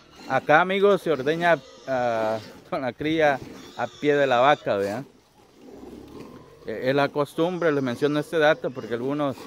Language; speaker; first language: Spanish; native; Spanish